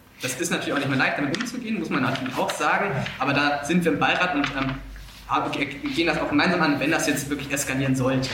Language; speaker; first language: German; native; German